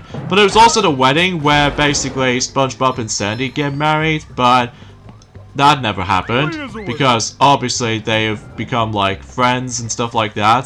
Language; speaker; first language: English; native; English